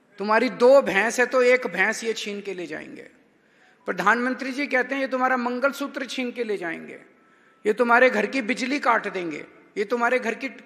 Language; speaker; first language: Hindi; native; Hindi